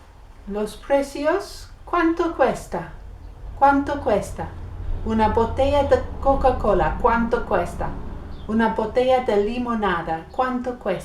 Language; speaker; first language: Spanish; non-native, fluent; English